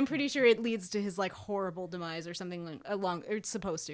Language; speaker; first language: English; native; English